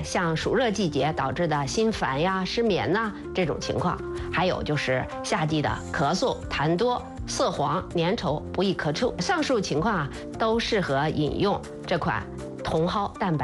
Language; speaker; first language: Chinese; native; Chinese